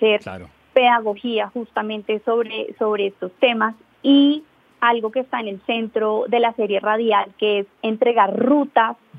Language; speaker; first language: Spanish; native; Spanish